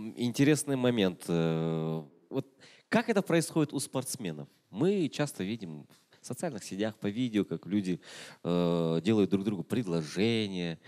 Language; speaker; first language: Russian; non-native, local second language; Kazakh